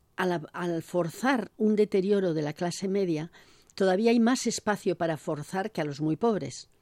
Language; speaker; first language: Spanish; native; Spanish